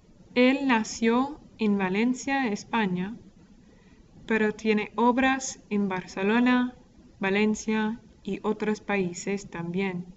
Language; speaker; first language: Spanish; non-native, fluent; English